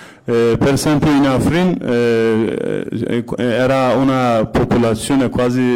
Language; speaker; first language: Italian; non-native, fluent; Kurdish